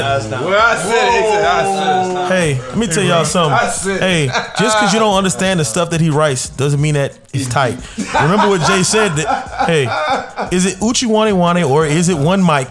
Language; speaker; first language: English; native; English